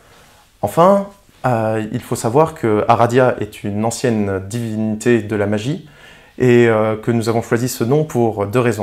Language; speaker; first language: French; native; French